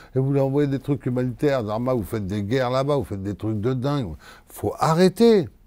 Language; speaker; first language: French; native; French